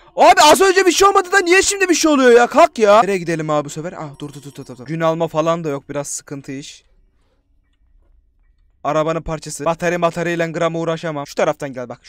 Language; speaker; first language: Turkish; native; Turkish